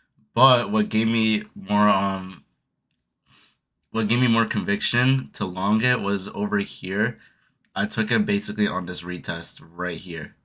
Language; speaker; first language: English; native; English